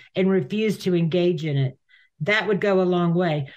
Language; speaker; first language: English; native; English